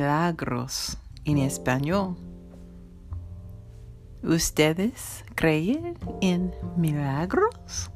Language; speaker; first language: Spanish; non-native, learner; English